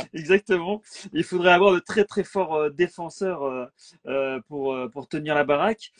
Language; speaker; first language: French; native; French